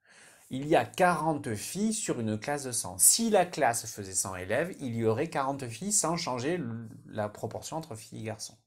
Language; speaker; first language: French; native; French